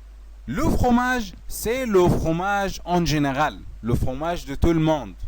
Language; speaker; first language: French; non-native, fluent; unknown